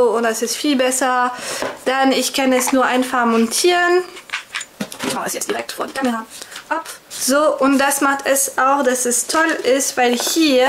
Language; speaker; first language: German; non-native, fluent; French